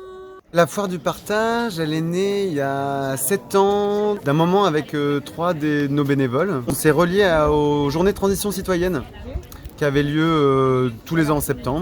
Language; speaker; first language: French; native; French